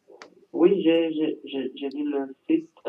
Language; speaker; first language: French; non-native, learner; Chinese